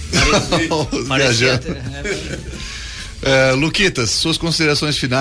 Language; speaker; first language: Portuguese; native; Portuguese